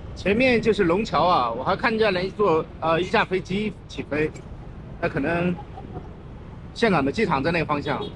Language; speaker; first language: Chinese; native; Chinese